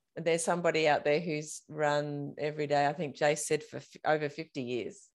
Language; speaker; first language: English; native; English